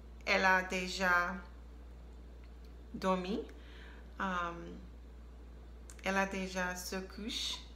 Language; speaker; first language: French; non-native, learner; English